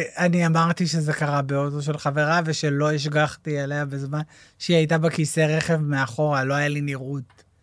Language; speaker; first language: Hebrew; native; Hebrew